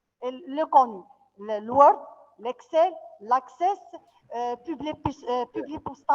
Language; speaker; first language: French; non-native, local second language; Arabic